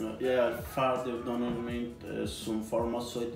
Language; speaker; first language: Norwegian; non-native, learner; Persian